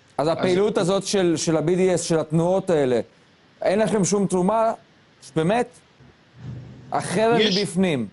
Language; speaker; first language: Hebrew; native; Hebrew